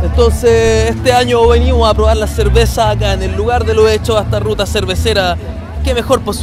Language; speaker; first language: Spanish; native; Spanish